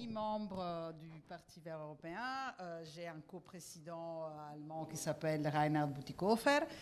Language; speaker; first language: French; non-native, fluent; Italian